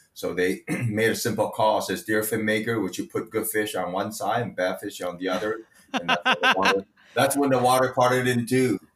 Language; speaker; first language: English; early bilingual, other home language; Chinese